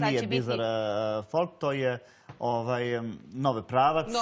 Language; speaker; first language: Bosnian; early bilingual, heritage; Bosnian